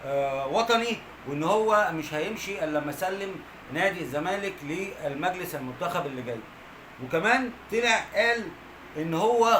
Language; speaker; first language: Arabic; native; Arabic